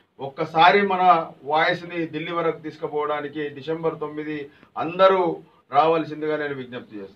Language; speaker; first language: Telugu; non-native, local second language; Gondi